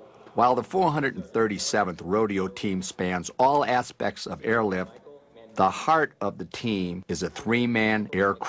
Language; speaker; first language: English; native; English